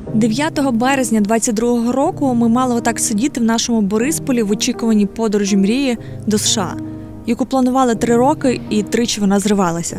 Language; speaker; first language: Ukrainian; native; Ukrainian